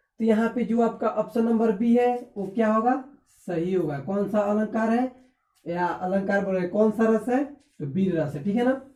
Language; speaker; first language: Hindi; native; Hindi